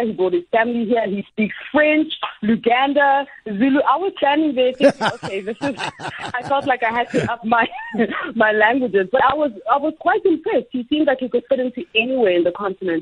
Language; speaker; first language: English; non-native, local second language; Ganda